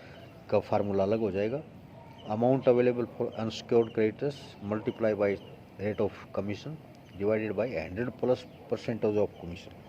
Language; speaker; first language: Hindi; native; Hindi